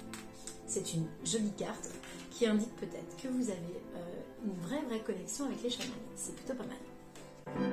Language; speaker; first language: French; native; French